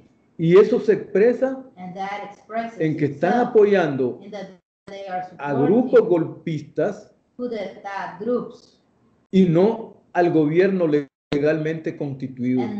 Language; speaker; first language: Spanish; native; Spanish